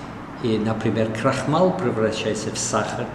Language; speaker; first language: Russian; non-native, fluent; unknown